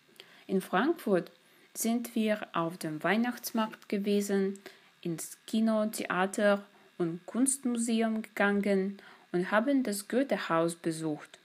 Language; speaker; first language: German; non-native, fluent; Russian